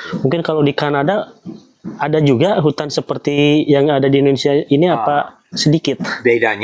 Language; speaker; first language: Indonesian; native; Indonesian